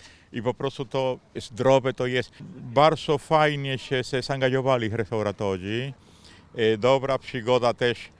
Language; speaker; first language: Polish; non-native, fluent; Spanish